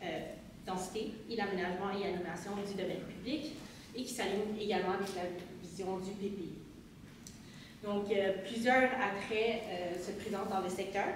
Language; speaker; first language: French; native; French